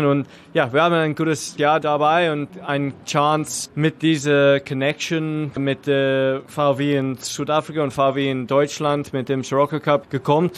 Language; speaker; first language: German; non-native, learner; English